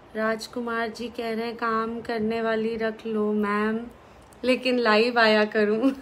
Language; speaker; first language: Hindi; native; Hindi